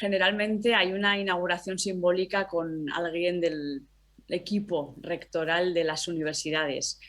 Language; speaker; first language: Spanish; native; Spanish